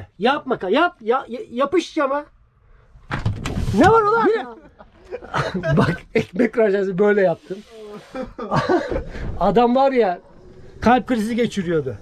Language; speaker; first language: Turkish; native; Turkish